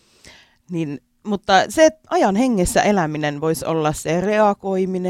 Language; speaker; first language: Finnish; native; Finnish